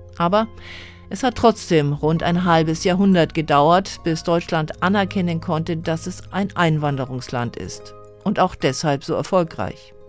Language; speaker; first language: German; native; German